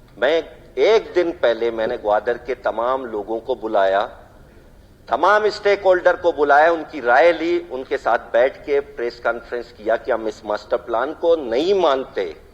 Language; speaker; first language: Urdu; non-native, local second language; Baluchi